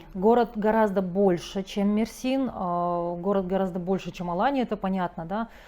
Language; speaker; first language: Russian; native; Russian